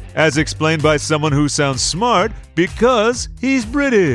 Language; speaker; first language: English; native; English